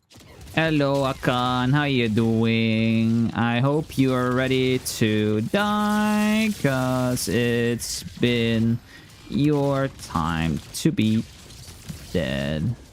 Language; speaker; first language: English; native; English